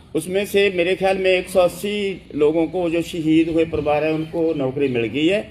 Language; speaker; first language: Hindi; non-native, local second language; Punjabi